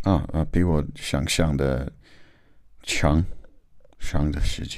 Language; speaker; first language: Chinese; non-native, learner; English